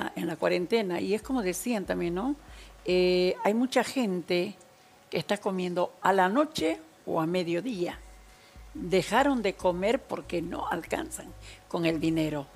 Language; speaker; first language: Spanish; native; Spanish